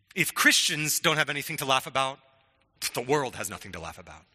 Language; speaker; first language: English; native; English